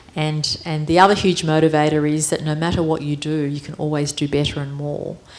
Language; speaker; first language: English; early bilingual, other home language; Armenian